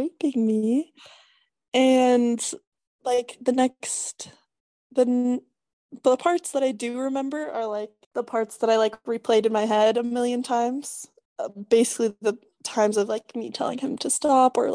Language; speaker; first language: English; native; English